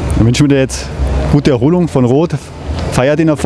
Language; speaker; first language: German; native; German